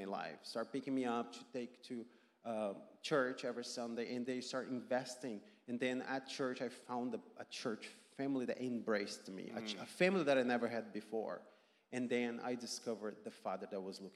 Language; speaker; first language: English; non-native, fluent; Portuguese